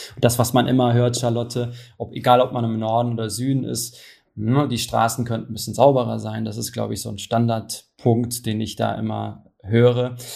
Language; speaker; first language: German; early bilingual, other home language; Turkish